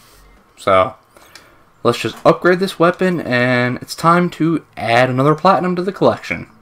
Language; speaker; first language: English; native; English